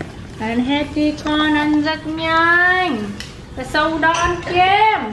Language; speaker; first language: Vietnamese; early bilingual, heritage; English